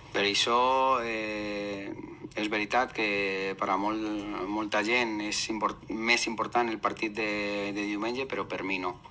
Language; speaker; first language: Catalan; non-native, local second language; Spanish